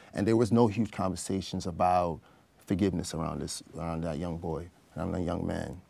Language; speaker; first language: English; native; English